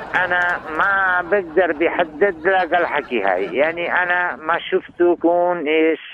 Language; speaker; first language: Arabic; non-native, learner; Bangla